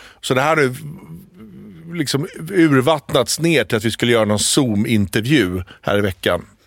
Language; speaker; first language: Swedish; early bilingual, other home language; Arabic